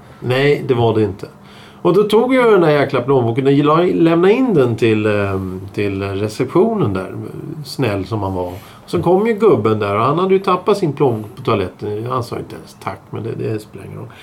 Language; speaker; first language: Swedish; native; Swedish